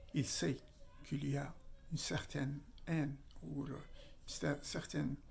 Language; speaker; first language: French; non-native, local second language; Arabic